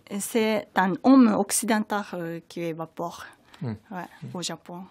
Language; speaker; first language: French; non-native, fluent; Japanese